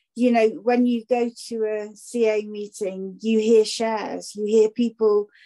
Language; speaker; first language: English; native; English